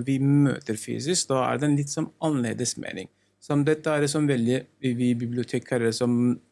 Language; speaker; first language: Norwegian; non-native, learner; Turkish